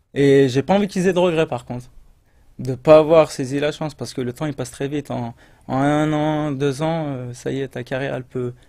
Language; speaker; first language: French; native; French